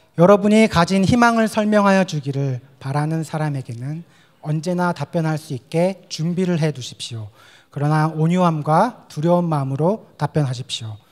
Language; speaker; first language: Korean; native; Korean